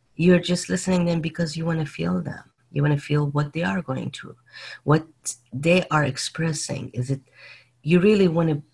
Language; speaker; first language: English; non-native, fluent; Persian